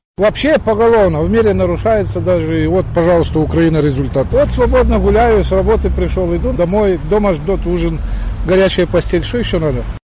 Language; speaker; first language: Russian; native; Russian